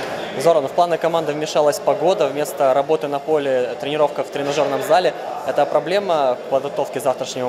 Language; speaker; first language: Russian; native; Russian